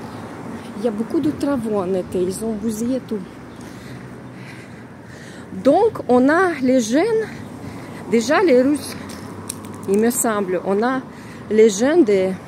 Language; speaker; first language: French; non-native, fluent; Russian